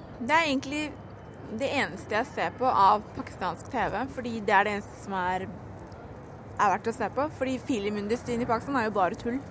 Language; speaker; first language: Norwegian; early bilingual, other home language; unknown